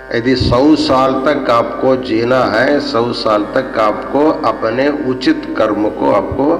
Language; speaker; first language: Hindi; non-native, local second language; Kannada